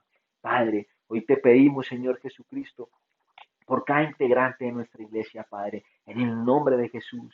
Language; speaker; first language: Spanish; native; Spanish